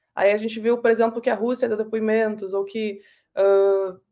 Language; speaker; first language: Portuguese; native; Portuguese